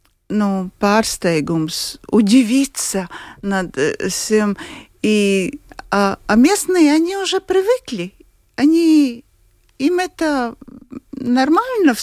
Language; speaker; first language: Russian; non-native, local second language; Latvian